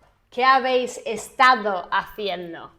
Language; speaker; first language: Spanish; non-native, fluent; English